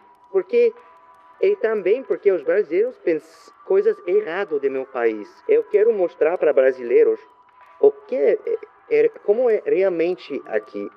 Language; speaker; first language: Portuguese; non-native, learner; French